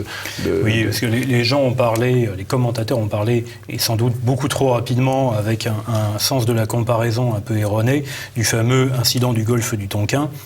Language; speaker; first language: French; native; French